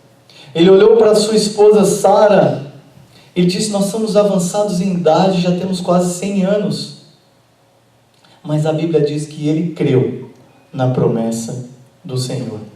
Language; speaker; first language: Portuguese; native; Portuguese